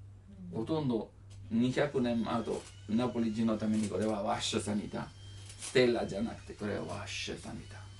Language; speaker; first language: Japanese; non-native, learner; Italian